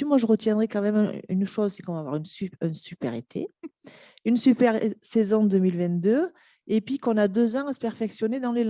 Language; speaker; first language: French; native; French